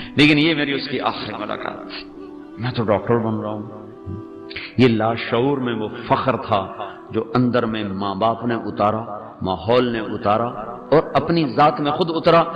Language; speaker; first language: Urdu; non-native, local second language; Punjabi